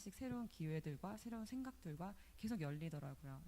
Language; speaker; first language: Korean; early bilingual, other home language; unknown